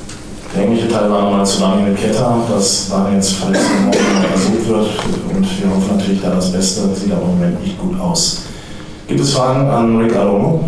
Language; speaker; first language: German; native; German